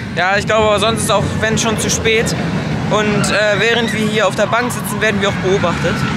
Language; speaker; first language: German; native; German